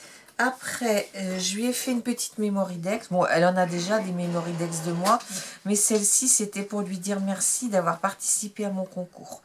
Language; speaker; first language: French; native; French